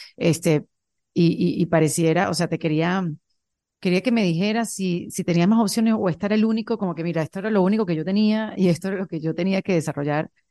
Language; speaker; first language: Spanish; native; Spanish